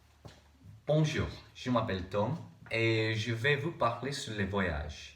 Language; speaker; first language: French; non-native, learner; English